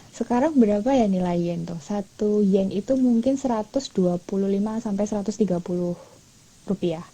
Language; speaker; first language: Indonesian; native; Indonesian